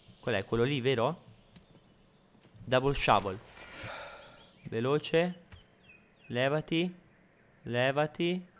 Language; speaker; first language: Italian; native; Italian